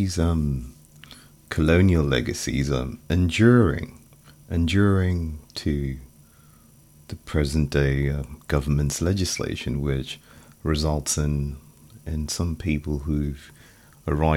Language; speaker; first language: English; non-native, local second language; Shona